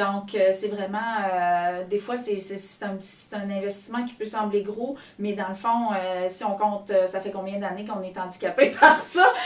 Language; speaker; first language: French; native; French